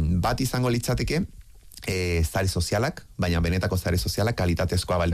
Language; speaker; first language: Basque; native; Basque